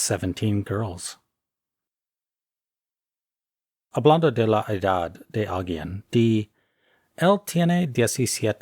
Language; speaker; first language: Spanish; non-native, fluent; English